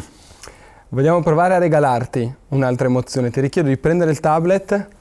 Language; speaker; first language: Italian; native; Italian